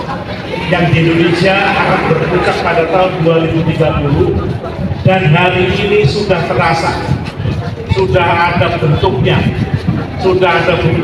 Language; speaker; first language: Indonesian; native; Indonesian